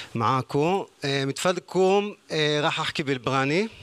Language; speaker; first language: Arabic; non-native, learner; Hebrew